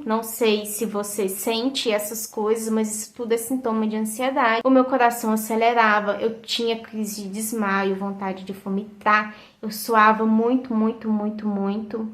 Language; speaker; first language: Portuguese; native; Portuguese